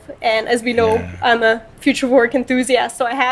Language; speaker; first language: English; non-native, fluent; Romanian